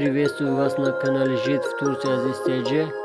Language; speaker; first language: Russian; non-native, fluent; Tajik